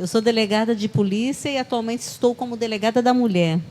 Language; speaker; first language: Portuguese; native; Portuguese